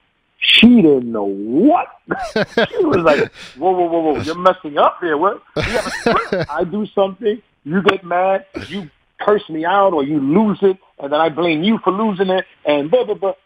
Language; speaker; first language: English; native; English